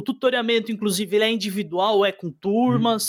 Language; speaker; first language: Portuguese; native; Portuguese